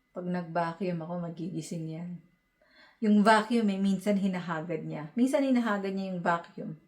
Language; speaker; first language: Filipino; native; Filipino